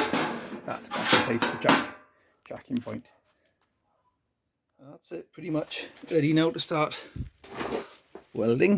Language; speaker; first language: English; native; English